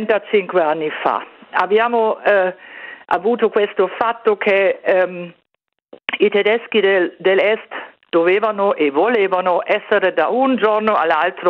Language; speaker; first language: Italian; non-native, fluent; German